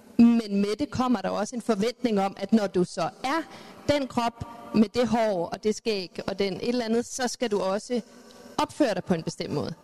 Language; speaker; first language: Danish; early bilingual, other home language; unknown